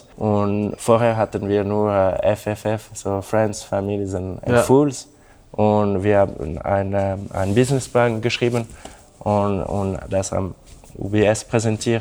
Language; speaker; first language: German; non-native, local second language; French